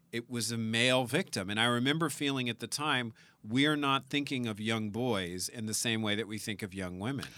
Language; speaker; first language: English; native; English